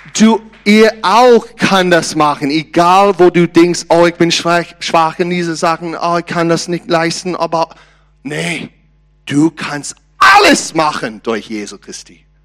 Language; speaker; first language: German; non-native, learner; English